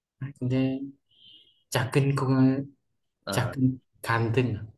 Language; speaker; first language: Korean; non-native, learner; Vietnamese